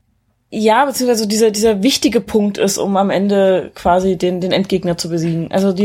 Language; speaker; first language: German; native; German